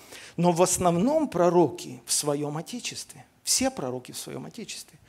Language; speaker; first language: Russian; native; Russian